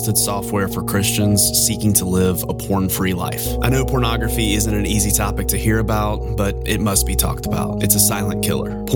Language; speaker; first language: English; native; English